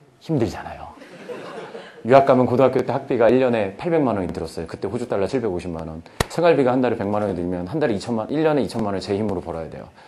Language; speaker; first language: Korean; native; Korean